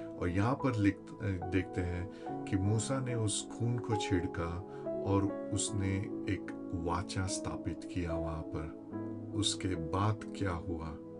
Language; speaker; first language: Hindi; non-native, local second language; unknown